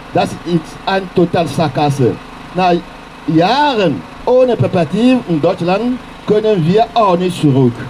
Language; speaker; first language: German; non-native, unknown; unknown